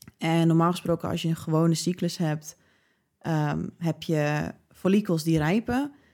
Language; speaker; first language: Dutch; early bilingual, other home language; English